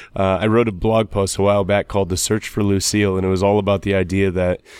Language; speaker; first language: English; native; English